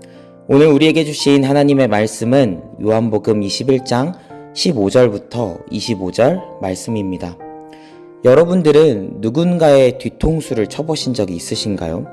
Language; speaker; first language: Korean; native; Korean